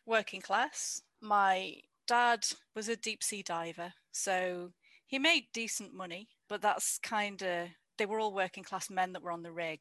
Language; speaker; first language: English; native; English